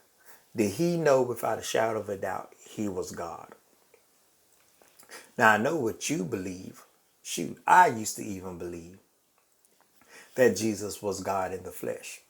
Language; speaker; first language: English; native; English